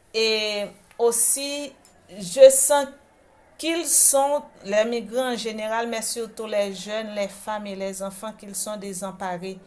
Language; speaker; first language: French; non-native, local second language; Haitian Creole